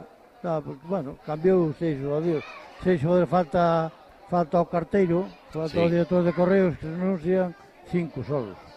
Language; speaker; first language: Spanish; non-native, local second language; Galician